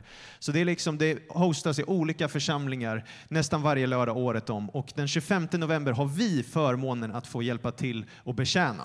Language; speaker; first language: Swedish; native; Swedish